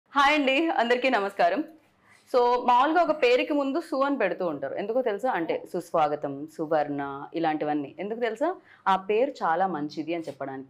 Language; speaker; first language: Telugu; native; Telugu